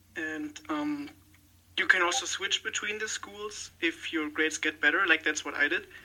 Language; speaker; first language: English; non-native, fluent; German